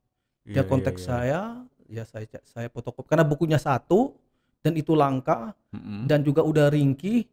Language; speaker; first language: Indonesian; native; Indonesian